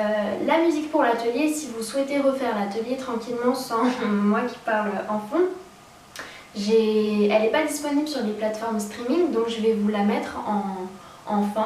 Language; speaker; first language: French; native; French